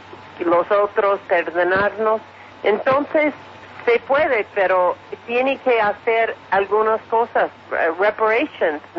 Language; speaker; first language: Spanish; non-native, fluent; English